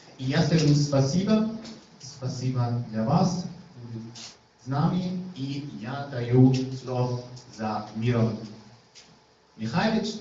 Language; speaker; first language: Russian; non-native, learner; German